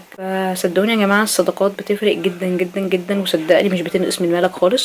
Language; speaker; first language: Arabic; native; Arabic